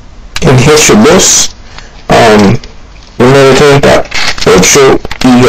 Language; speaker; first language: Spanish; non-native, learner; Haitian Creole